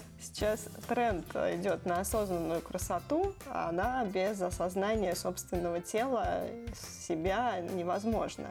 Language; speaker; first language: Russian; native; Russian